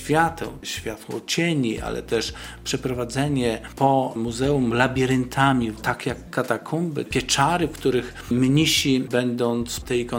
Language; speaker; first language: Polish; native; Polish